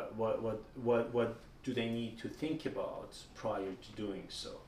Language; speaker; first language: English; non-native, fluent; Persian